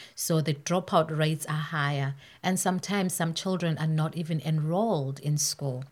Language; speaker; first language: English; non-native, local second language; North Ndebele